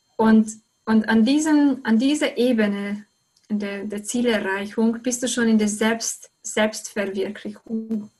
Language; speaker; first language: German; non-native, fluent; Hungarian